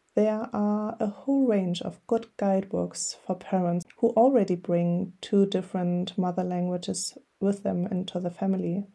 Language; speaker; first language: English; non-native, fluent; German